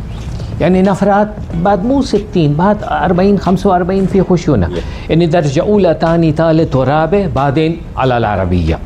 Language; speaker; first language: Arabic; non-native, learner; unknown